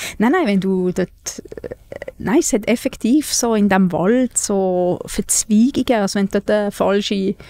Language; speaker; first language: German; native; German